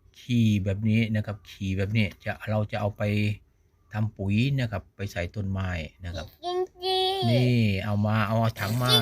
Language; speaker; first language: Thai; native; Thai